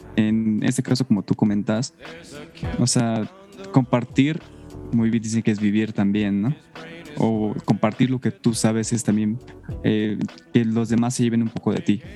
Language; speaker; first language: Spanish; native; Spanish